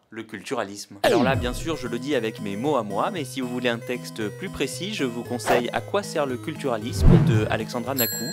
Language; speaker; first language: French; native; French